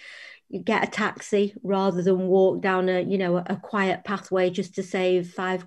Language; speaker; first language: English; native; English